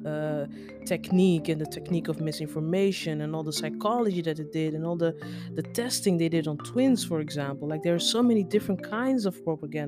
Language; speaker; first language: English; non-native, fluent; Dutch